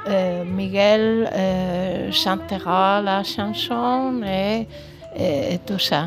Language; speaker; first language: French; non-native, fluent; Spanish